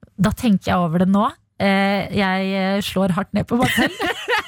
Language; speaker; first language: Norwegian; early bilingual, other home language; Albanian